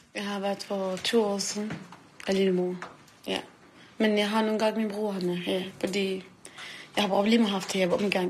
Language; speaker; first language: Danish; non-native, learner; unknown